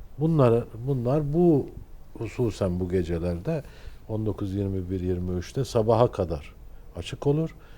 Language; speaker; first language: Turkish; native; Turkish